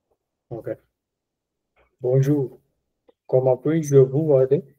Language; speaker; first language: French; non-native, learner; Punjabi